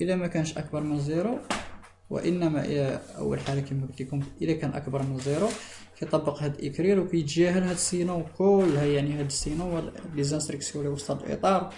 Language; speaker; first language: Arabic; native; Arabic